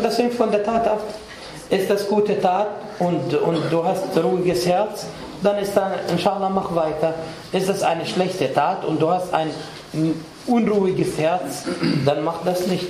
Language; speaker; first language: German; non-native, fluent; Arabic